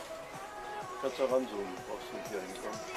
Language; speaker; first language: German; native; German